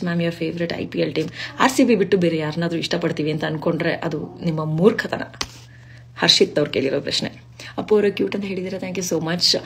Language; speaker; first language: Kannada; non-native, local second language; Kodava